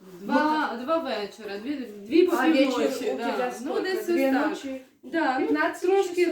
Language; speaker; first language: Ukrainian; native; Ukrainian